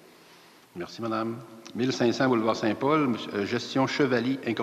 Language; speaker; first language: French; native; French